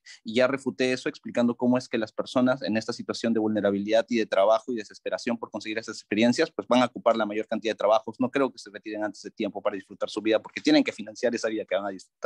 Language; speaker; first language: Spanish; native; Spanish